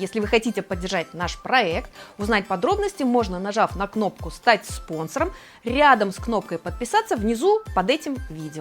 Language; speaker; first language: Russian; native; Russian